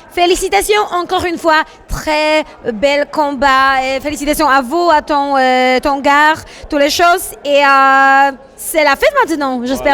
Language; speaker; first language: French; non-native, learner; Polish